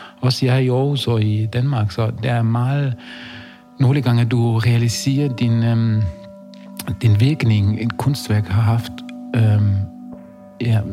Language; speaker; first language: Danish; non-native, fluent; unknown